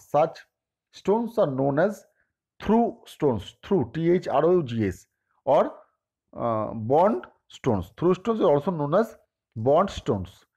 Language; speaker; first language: English; non-native, local second language; Bangla